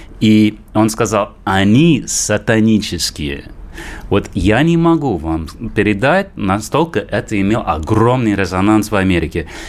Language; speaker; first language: Russian; non-native, fluent; English